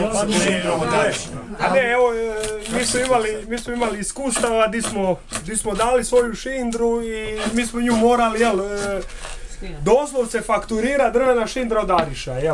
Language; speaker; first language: Croatian; native; Croatian